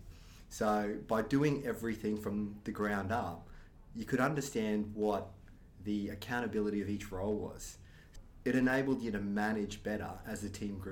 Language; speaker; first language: English; native; English